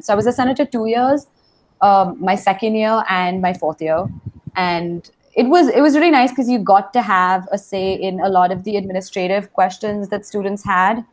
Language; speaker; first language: English; non-native, local second language; Hindi